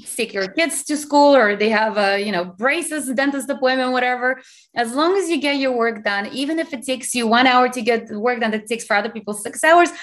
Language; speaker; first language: English; non-native, fluent; Azerbaijani